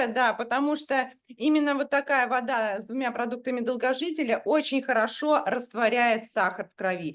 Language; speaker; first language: Russian; native; Russian